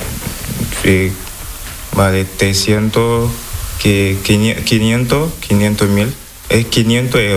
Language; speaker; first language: Spanish; non-native, learner; Wolof